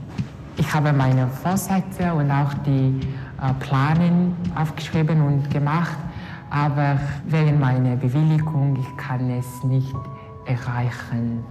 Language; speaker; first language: German; non-native, learner; Mongolian